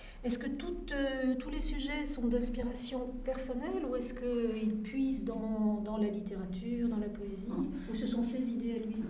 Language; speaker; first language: French; native; French